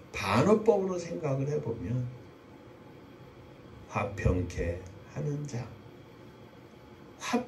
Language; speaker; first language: Korean; native; Korean